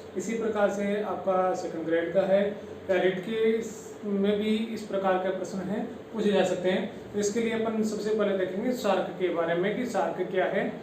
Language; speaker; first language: Hindi; native; Hindi